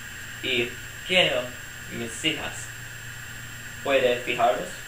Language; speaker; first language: Spanish; non-native, learner; English